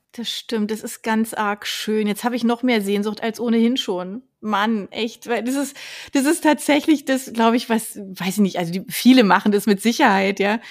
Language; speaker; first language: German; native; German